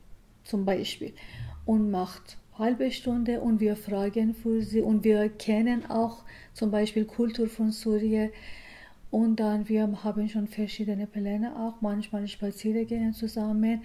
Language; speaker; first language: German; non-native, learner; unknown